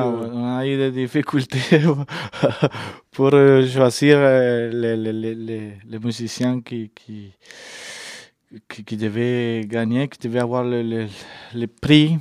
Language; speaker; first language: French; non-native, fluent; Spanish